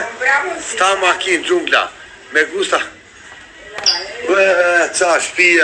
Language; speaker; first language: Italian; non-native, learner; Albanian